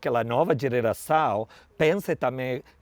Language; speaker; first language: Portuguese; non-native, learner; Spanish